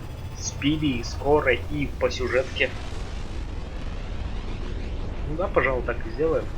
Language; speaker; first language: Russian; native; Russian